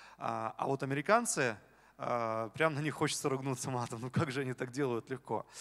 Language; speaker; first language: Russian; native; Russian